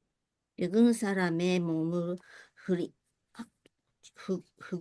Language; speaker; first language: Korean; non-native, learner; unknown